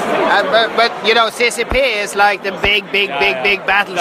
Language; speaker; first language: English; non-native, fluent; Norwegian